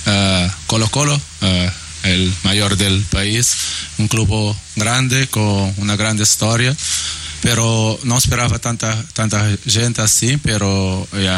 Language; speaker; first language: Spanish; non-native, learner; Portuguese